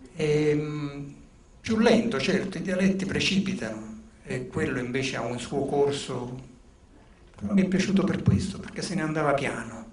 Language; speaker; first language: Italian; non-native, local second language; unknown